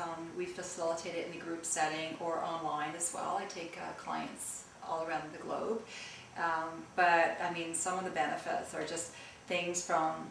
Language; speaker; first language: English; early bilingual, other home language; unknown